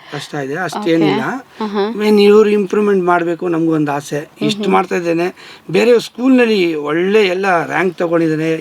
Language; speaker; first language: Kannada; non-native, local second language; Urdu